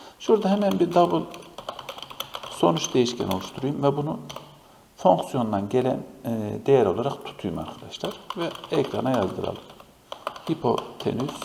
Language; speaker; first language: Turkish; native; Turkish